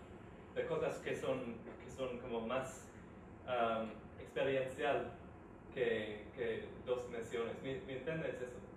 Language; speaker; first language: Spanish; non-native, learner; English